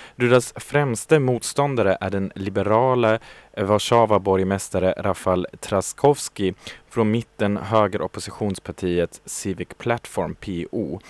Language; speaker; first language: Swedish; non-native, fluent; German